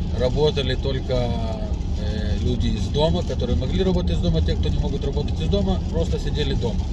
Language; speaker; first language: Russian; native; Russian